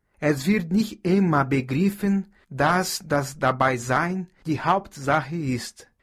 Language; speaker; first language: German; non-native, fluent; Portuguese